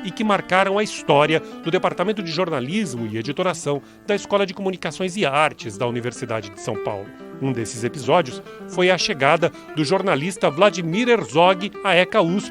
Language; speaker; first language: Portuguese; native; Portuguese